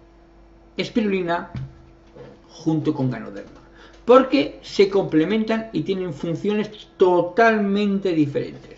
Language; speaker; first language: Spanish; native; Spanish